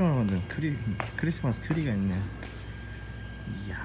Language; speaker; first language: Korean; non-native, learner; Russian